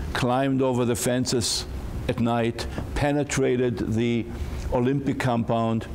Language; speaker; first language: English; non-native, fluent; Hebrew